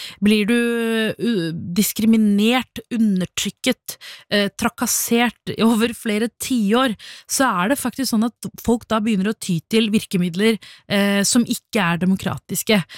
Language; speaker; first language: Norwegian; early bilingual, other home language; Tamil